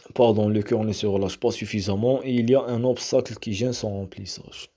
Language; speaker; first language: French; non-native, local second language; Arabic